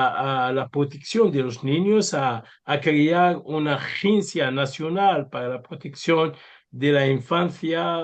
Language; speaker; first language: Spanish; non-native, learner; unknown